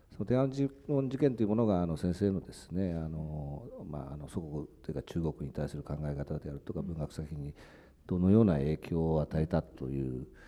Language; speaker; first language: Japanese; native; Japanese